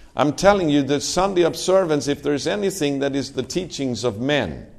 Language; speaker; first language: English; non-native, fluent; Swedish